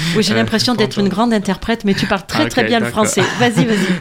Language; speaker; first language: French; native; French